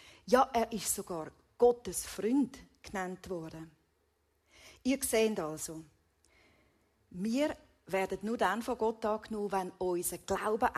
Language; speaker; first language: German; native; German